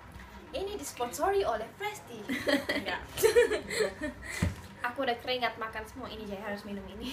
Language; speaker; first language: Indonesian; non-native, fluent; English